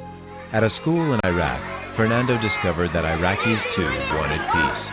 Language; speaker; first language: English; native; English